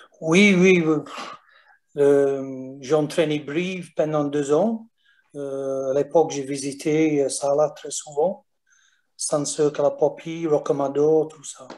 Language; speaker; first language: French; non-native, fluent; English